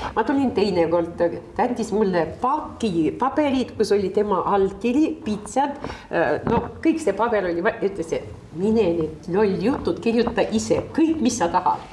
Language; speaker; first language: Estonian; non-native, local second language; Russian